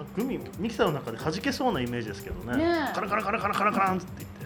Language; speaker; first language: Japanese; native; Japanese